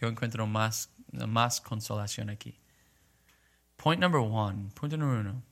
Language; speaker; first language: Spanish; non-native, learner; English